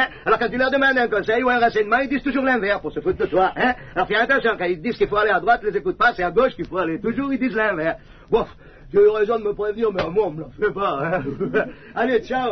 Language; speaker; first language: French; native; French